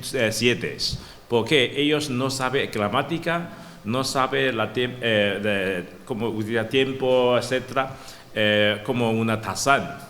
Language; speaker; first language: Spanish; non-native, learner; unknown